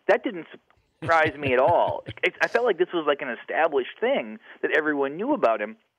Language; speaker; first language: English; native; English